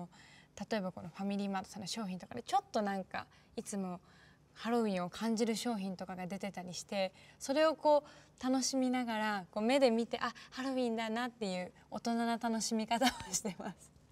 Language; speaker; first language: Japanese; native; Japanese